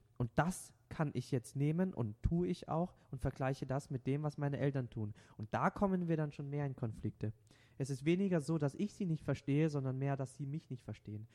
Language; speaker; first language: German; non-native, local second language; Vietnamese